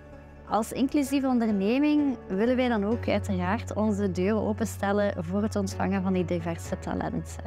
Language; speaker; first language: Dutch; native; Dutch